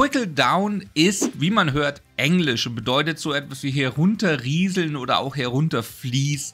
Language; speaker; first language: German; native; German